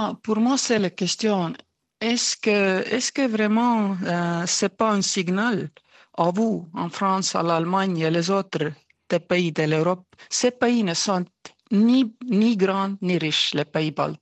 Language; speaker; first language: French; non-native, fluent; Estonian